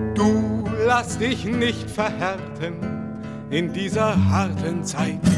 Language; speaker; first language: German; native; German